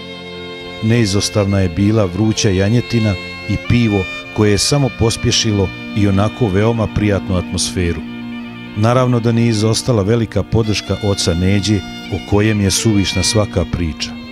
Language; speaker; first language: Serbian; native; Serbian